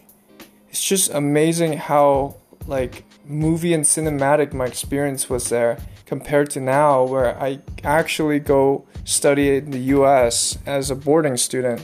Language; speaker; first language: English; non-native, local second language; Korean